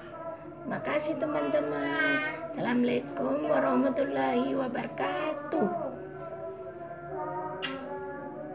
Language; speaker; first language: Indonesian; native; Indonesian